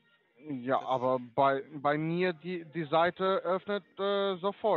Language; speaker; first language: German; non-native, learner; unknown